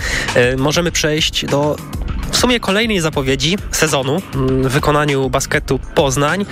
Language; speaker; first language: Polish; native; Polish